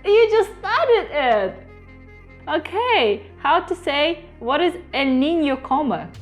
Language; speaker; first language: English; non-native, fluent; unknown